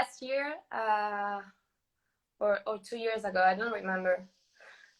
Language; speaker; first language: English; non-native, learner; Spanish